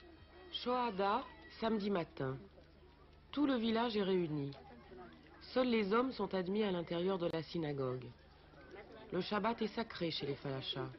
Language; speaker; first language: French; native; French